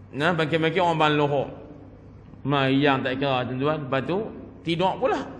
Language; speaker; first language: Malay; native; Malay